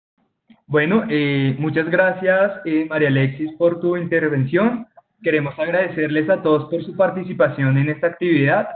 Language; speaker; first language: Spanish; native; Spanish